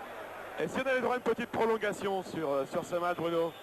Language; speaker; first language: French; native; French